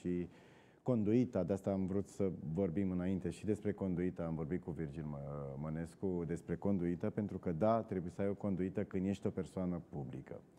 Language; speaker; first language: Romanian; native; Romanian